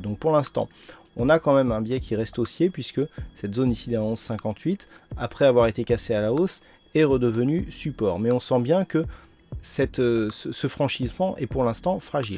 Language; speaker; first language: French; native; French